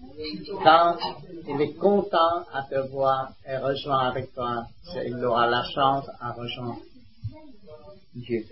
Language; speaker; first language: French; non-native, learner; Vietnamese